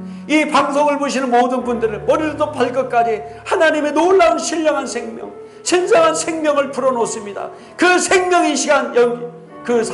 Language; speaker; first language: Korean; native; Korean